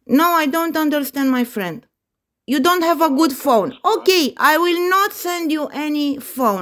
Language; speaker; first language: English; non-native, fluent; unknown